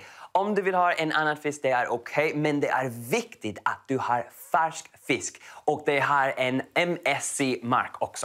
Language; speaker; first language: Swedish; non-native, learner; English